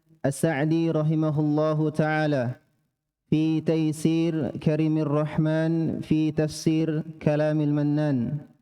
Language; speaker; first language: Arabic; non-native, learner; Indonesian